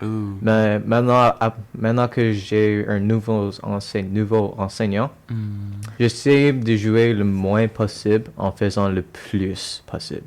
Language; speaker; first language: French; non-native, local second language; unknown